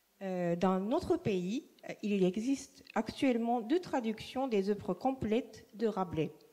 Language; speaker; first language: French; non-native, fluent; Japanese